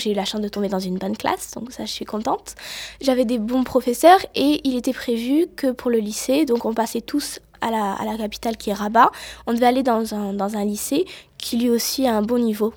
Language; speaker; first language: French; native; French